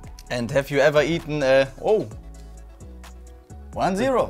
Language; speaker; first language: English; non-native, learner; German